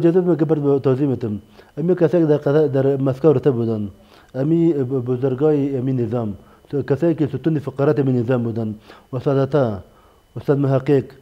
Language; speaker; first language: Persian; non-native, local second language; Pashto